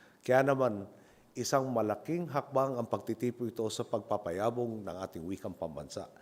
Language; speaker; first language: Filipino; native; Filipino